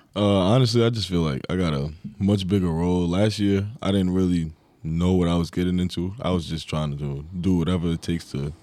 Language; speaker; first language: English; native; English